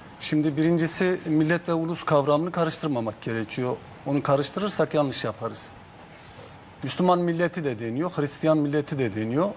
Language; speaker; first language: Turkish; non-native, local second language; Zaza